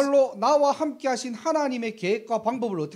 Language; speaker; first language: Korean; native; Korean